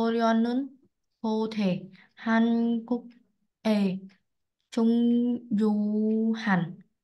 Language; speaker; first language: Korean; non-native, learner; Vietnamese